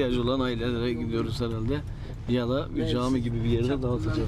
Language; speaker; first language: Turkish; native; Turkish